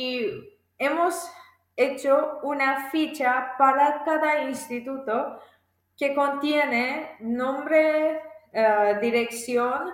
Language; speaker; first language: Spanish; non-native, fluent; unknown